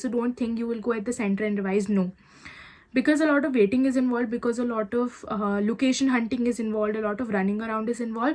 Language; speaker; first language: English; non-native, local second language; Hindi